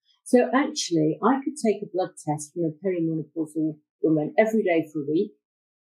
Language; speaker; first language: English; native; English